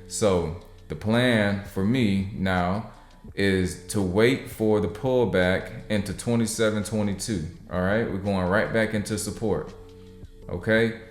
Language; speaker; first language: English; native; English